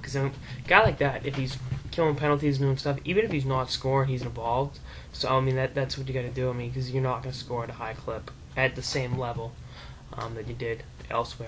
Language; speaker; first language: English; native; English